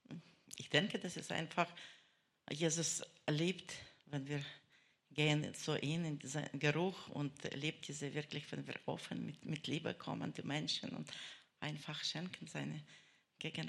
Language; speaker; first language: German; non-native, learner; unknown